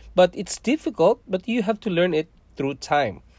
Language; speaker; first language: English; non-native, local second language; Cebuano